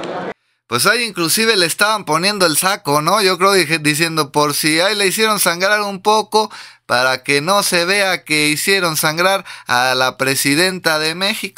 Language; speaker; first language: Spanish; native; Spanish